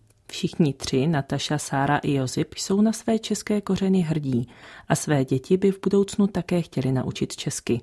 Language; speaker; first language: Czech; native; Czech